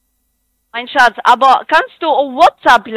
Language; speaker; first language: German; non-native, learner; Spanish